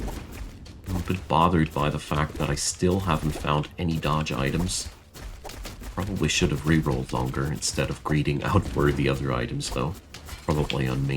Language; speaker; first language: English; non-native, fluent; German